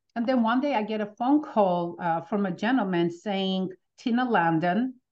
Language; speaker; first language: English; early bilingual, other home language; Armenian